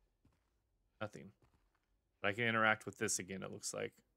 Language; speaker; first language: English; native; English